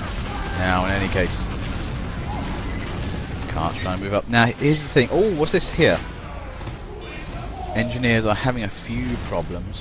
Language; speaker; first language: English; native; English